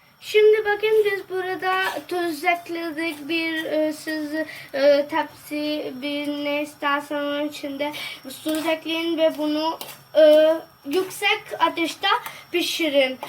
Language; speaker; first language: Turkish; non-native, learner; Urdu